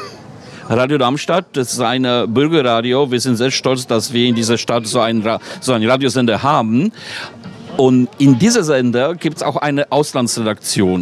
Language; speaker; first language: German; non-native, fluent; Polish